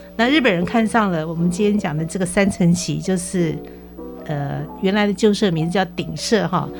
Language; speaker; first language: Chinese; native; Chinese